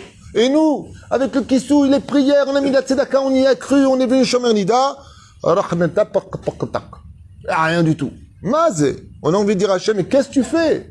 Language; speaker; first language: French; native; French